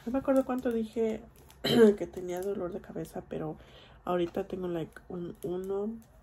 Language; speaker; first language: Spanish; early bilingual, heritage; Spanish